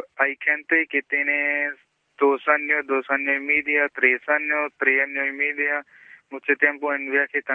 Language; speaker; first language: Spanish; non-native, learner; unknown